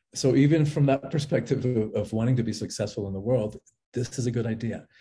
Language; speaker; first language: English; early bilingual, other home language; Spanish